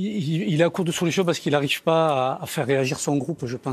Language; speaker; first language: French; native; French